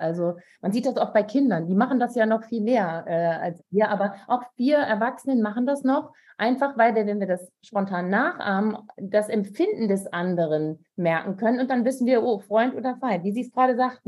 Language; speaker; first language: German; native; German